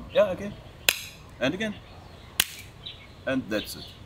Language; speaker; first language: English; non-native, fluent; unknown